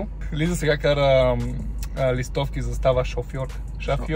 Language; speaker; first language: Bulgarian; native; Bulgarian